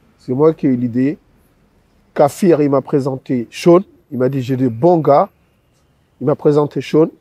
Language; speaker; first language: French; non-native, local second language; Wolof